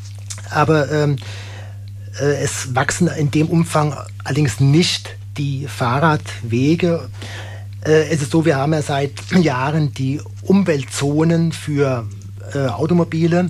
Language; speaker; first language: German; native; German